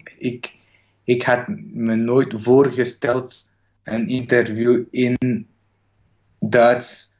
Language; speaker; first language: German; non-native, learner; Chinese